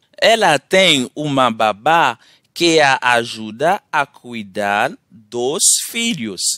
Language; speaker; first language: Portuguese; non-native, learner; Haitian Creole